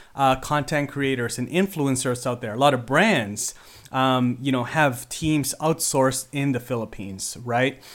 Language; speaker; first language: English; early bilingual, other home language; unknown